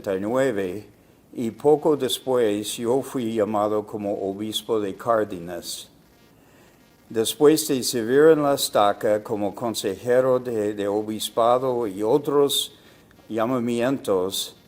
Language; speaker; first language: Spanish; non-native, fluent; English